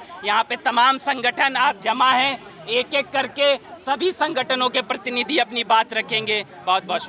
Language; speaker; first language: Hindi; native; Hindi